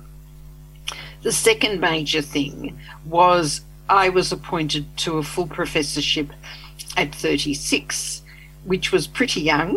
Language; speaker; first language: English; native; English